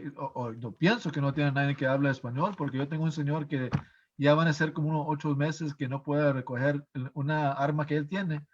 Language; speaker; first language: Spanish; non-native, fluent; English